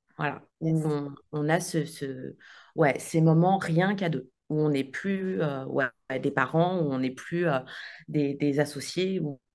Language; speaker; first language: French; native; French